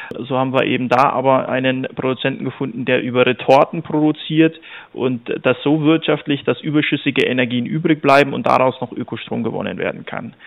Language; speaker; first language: German; native; German